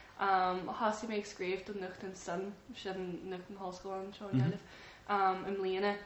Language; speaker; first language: Irish; non-native, local second language; English